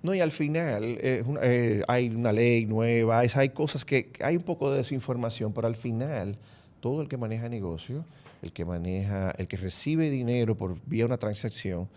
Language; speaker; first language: Spanish; native; Spanish